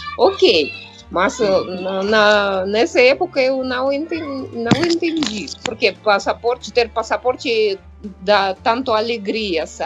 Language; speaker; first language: Portuguese; non-native, fluent; Russian